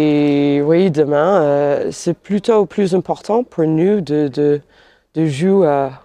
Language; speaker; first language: French; non-native, fluent; English